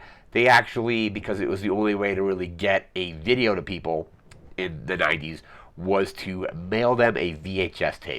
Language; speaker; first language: English; native; English